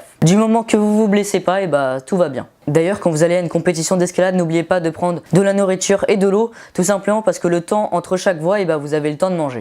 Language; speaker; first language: French; native; French